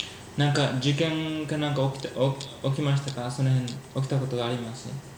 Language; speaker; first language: Japanese; early bilingual, heritage; Japanese